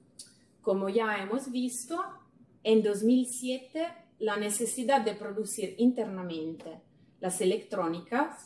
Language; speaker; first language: Spanish; non-native, fluent; Italian